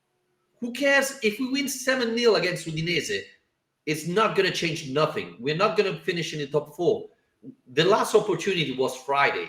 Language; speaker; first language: English; non-native, fluent; Italian